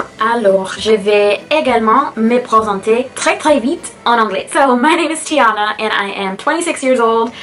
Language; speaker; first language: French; non-native, learner; English